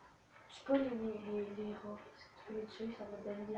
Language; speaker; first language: French; native; French